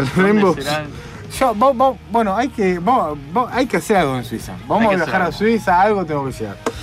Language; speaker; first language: Spanish; native; Spanish